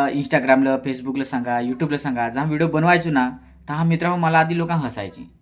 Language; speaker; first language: Marathi; non-native, local second language; Kukna